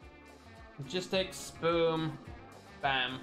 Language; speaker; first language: English; native; English